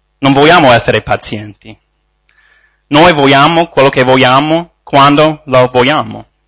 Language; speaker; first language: Italian; non-native, fluent; English